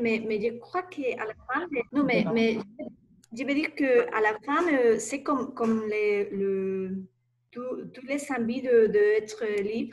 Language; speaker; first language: French; non-native, learner; Spanish